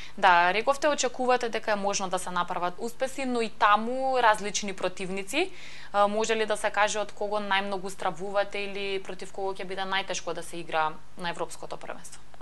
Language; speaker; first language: Macedonian; native; Macedonian